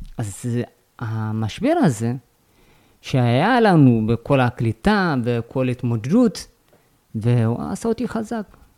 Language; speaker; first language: Hebrew; non-native, fluent; Amharic